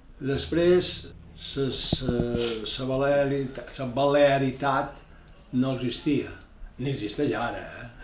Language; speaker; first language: Catalan; native; Catalan